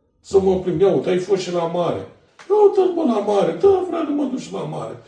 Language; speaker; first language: Romanian; native; Romanian